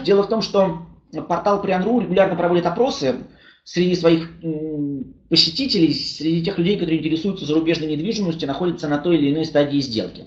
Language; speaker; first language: Russian; native; Russian